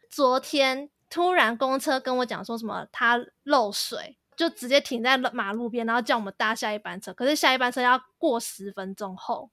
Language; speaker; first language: Chinese; native; Chinese